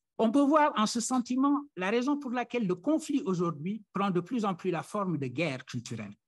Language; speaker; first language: French; non-native, local second language; Wolof